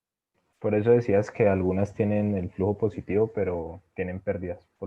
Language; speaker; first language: Spanish; native; Spanish